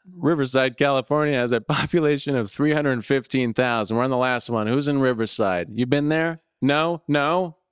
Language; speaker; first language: English; native; English